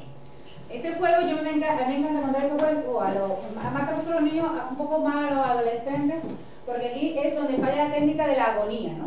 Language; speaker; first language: Spanish; native; Spanish